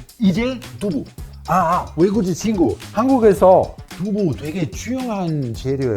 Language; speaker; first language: Korean; non-native, fluent; Italian